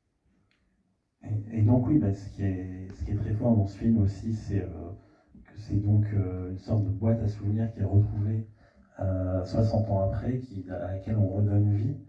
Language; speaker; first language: French; native; French